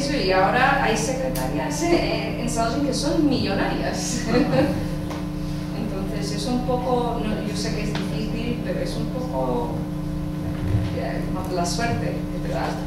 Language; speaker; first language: Spanish; early bilingual, heritage; English